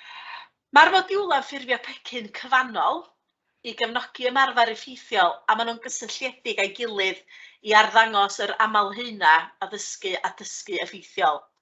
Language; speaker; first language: Welsh; native; Welsh